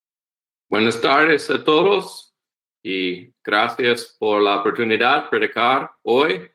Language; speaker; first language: Spanish; non-native, learner; English